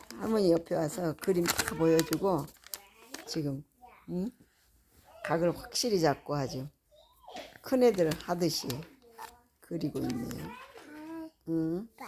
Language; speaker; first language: Korean; native; Korean